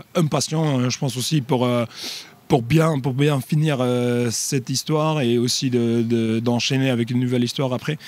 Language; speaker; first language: French; non-native, fluent; English